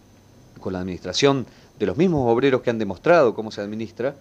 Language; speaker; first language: Spanish; native; Spanish